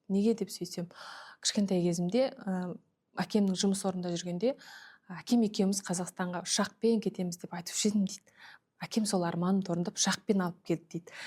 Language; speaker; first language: Kazakh; early bilingual, heritage; Kazakh